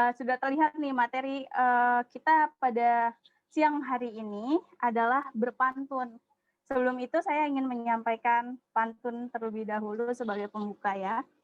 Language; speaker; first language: Indonesian; native; Indonesian